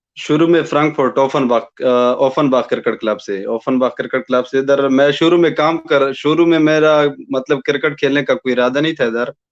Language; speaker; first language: Urdu; non-native, local second language; Pashto